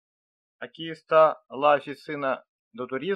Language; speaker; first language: Spanish; non-native, learner; Russian